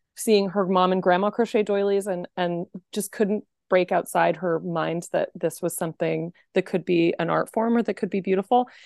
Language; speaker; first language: English; native; English